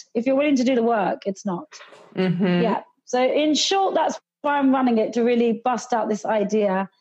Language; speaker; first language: English; early bilingual, other home language; Hindi